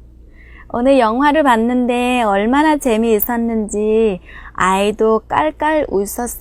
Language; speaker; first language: Korean; non-native, fluent; Vietnamese